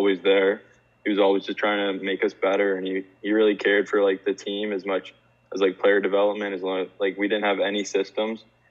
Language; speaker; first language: English; native; English